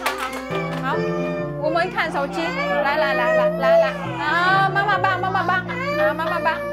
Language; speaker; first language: Chinese; non-native, fluent; Vietnamese